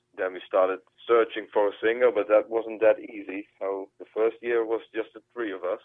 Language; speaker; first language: English; non-native, fluent; Dutch